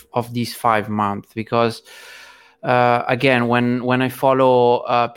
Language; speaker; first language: English; non-native, fluent; Italian